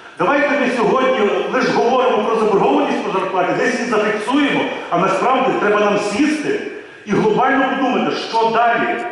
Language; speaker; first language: Ukrainian; native; Ukrainian